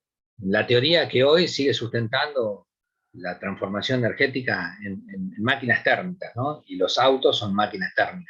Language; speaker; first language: Spanish; native; Spanish